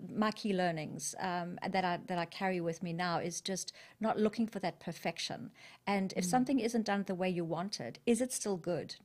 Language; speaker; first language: English; native; English